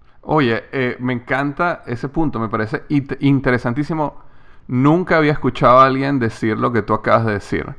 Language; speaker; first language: Spanish; native; Spanish